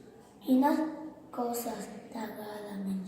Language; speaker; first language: Catalan; early bilingual, other home language; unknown